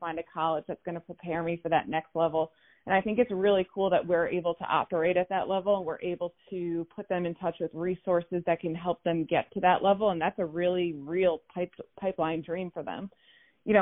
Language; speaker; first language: English; native; English